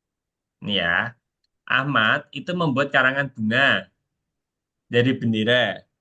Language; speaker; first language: Indonesian; native; Indonesian